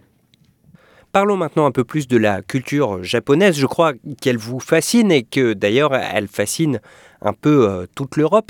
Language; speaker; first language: French; native; French